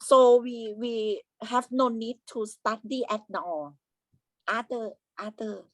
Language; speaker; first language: English; non-native, learner; Thai